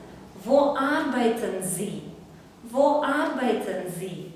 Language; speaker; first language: German; non-native, fluent; Belarusian